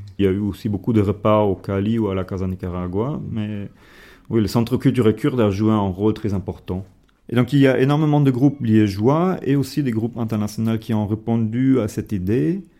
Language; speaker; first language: French; non-native, fluent; German